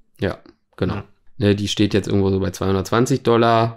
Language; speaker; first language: German; native; German